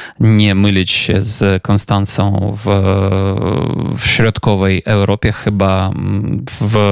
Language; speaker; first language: Polish; non-native, fluent; Ukrainian